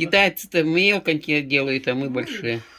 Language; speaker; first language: Russian; native; Russian